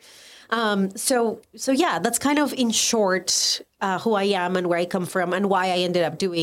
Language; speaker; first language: English; non-native, fluent; Spanish